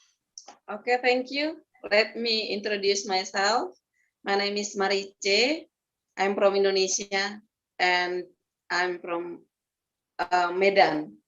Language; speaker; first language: English; non-native, fluent; Indonesian